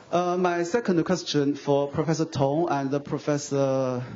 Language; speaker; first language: English; non-native, fluent; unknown